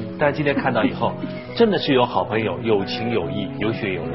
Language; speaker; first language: Chinese; native; Chinese